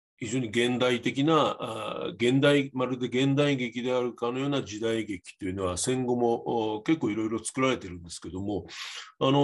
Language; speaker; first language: Japanese; native; Japanese